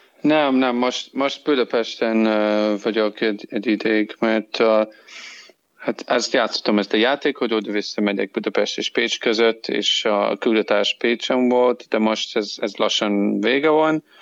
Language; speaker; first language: Hungarian; non-native, learner; English